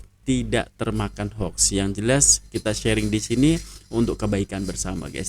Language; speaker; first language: Indonesian; native; Indonesian